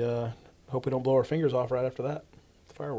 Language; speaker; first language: English; native; English